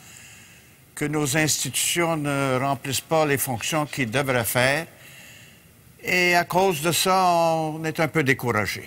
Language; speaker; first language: French; native; French